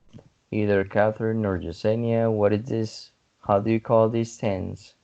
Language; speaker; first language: English; non-native, fluent; Spanish